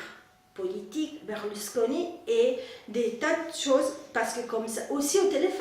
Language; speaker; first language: French; non-native, fluent; Spanish